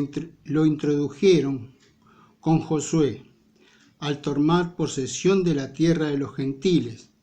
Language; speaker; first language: Spanish; native; Spanish